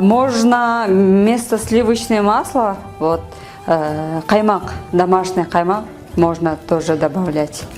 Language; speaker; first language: Russian; non-native, local second language; Kyrgyz